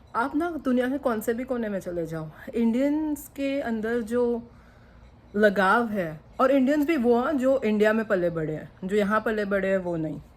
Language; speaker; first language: Hindi; non-native, local second language; Bangla